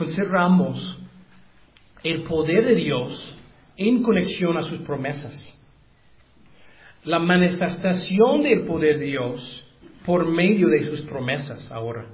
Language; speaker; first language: Spanish; non-native, learner; English